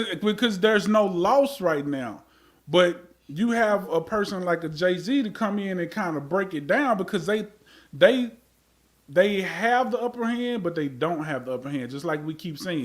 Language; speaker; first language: English; native; English